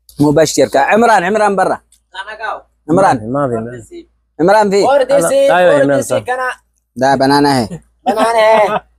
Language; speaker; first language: Arabic; non-native, learner; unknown